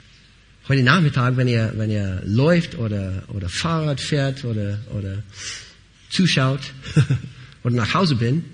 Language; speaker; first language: German; non-native, fluent; English